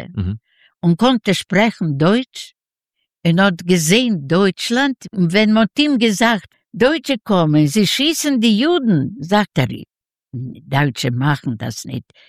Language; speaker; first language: German; non-native, learner; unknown